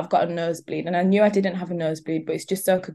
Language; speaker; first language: English; native; English